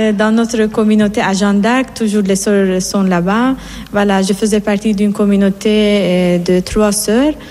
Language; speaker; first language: French; non-native, fluent; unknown